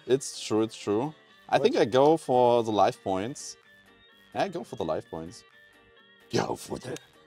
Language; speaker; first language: English; non-native, learner; German